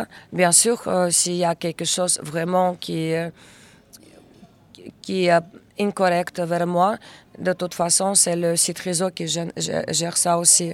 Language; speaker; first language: French; non-native, fluent; Russian